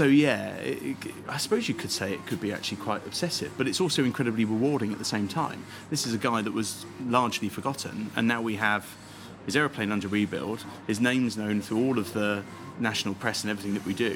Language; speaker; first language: English; native; English